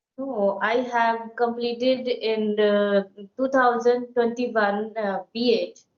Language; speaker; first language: English; non-native, learner; Hindi